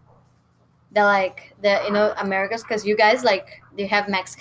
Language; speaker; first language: English; non-native, learner; Portuguese